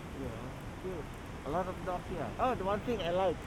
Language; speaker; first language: English; non-native, learner; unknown